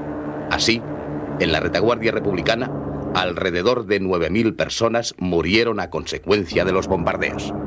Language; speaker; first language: Spanish; native; Spanish